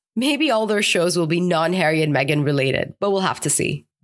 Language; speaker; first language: English; non-native, fluent; Arabic